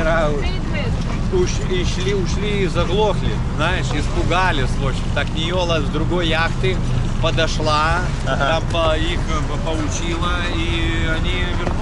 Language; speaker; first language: Russian; non-native, local second language; Lithuanian